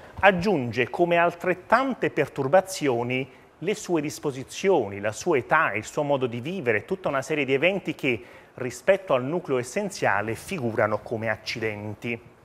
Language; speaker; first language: Italian; native; Italian